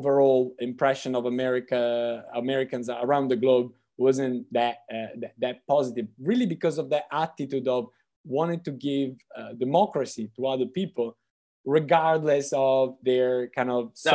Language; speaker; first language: English; non-native, fluent; Italian